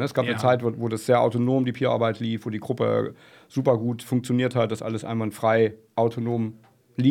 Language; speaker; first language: German; native; German